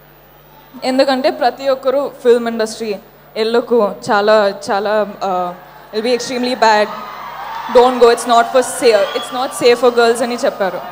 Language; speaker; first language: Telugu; non-native, local second language; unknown